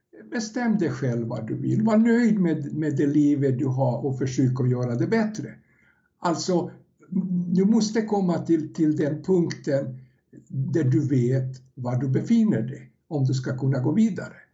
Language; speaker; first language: Swedish; non-native, fluent; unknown